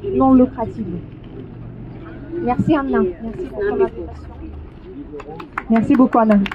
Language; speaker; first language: French; non-native, fluent; Russian